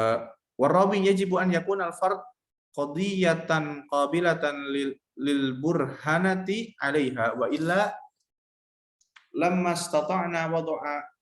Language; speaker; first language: Arabic; non-native, learner; Indonesian